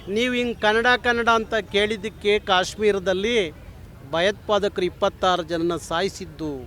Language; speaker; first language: Kannada; native; Kannada